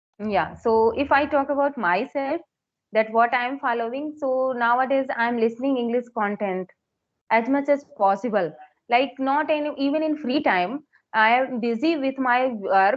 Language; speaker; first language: English; non-native, local second language; Hindi